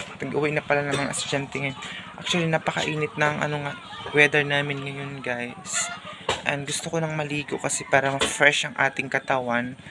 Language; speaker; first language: Filipino; non-native, local second language; Cebuano